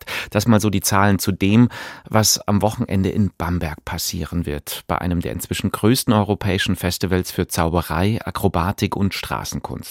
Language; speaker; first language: German; native; German